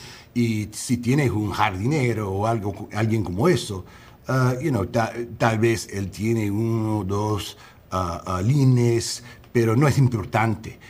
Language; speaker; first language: Spanish; non-native, learner; English